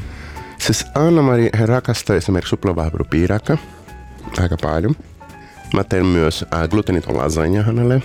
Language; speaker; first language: Finnish; non-native, fluent; Portuguese